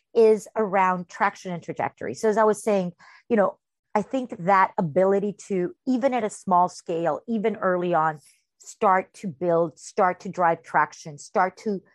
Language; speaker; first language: English; early bilingual, heritage; Spanish